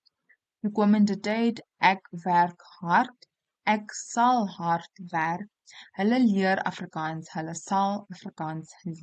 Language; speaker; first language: Afrikaans; non-native, local second language; English